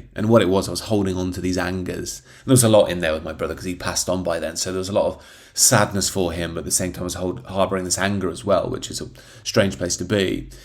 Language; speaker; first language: English; native; English